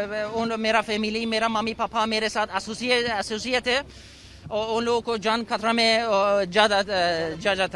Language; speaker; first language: Hindi; non-native, fluent; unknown